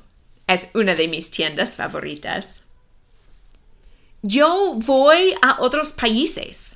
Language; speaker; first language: Spanish; non-native, fluent; English